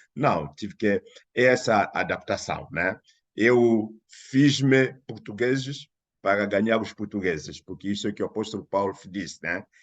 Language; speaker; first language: Portuguese; non-native, fluent; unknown